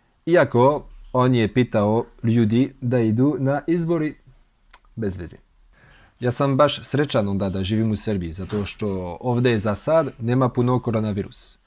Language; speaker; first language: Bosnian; non-native, learner; French